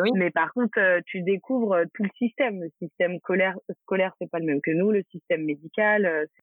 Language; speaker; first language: French; native; French